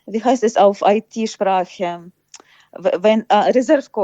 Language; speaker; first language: German; non-native, fluent; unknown